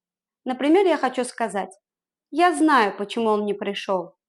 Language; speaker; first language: Russian; non-native, fluent; Azerbaijani